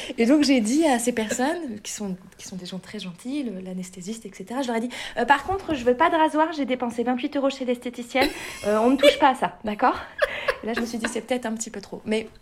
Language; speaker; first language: French; native; French